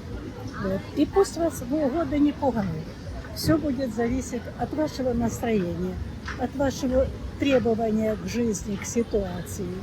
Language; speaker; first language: Russian; native; Russian